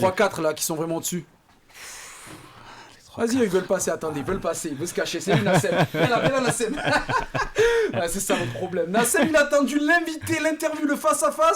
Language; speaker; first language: French; native; French